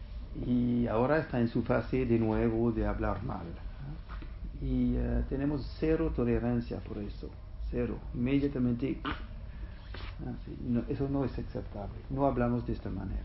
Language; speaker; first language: Spanish; non-native, fluent; French